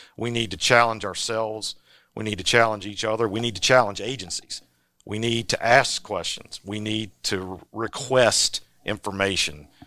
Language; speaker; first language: English; native; English